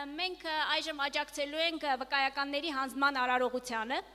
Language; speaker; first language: Armenian; native; Armenian